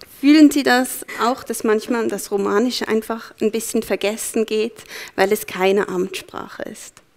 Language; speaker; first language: German; native; German